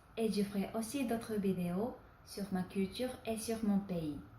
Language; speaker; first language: French; non-native, fluent; Japanese